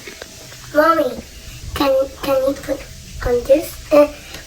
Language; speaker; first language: English; non-native, learner; Vietnamese